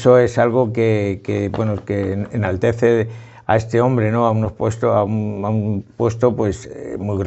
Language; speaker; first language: Spanish; native; Spanish